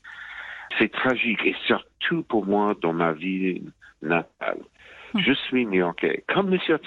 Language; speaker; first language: French; non-native, fluent; English